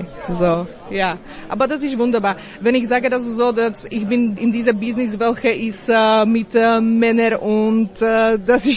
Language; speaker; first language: German; non-native, learner; Slovak